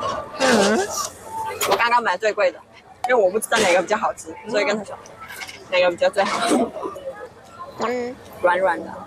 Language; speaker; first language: Chinese; non-native, fluent; Mongolian